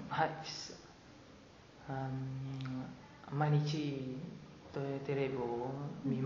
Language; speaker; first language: Japanese; non-native, learner; Vietnamese